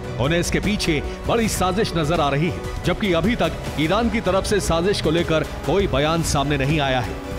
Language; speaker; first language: Hindi; native; Hindi